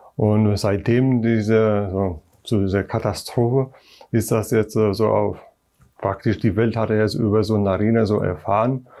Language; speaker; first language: German; non-native, fluent; Polish